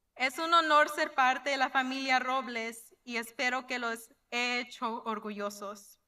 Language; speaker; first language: Spanish; early bilingual, heritage; Spanish